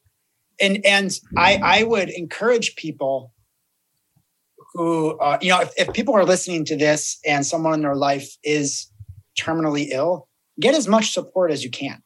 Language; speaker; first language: English; native; English